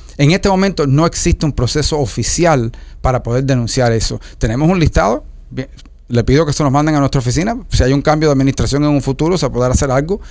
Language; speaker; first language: Spanish; early bilingual, heritage; Spanish